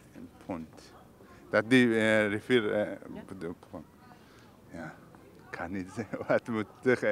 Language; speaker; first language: Dutch; non-native, learner; Chinese